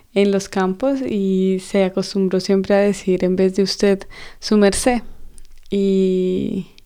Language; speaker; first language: Spanish; native; Spanish